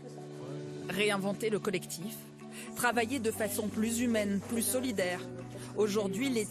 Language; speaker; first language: French; native; French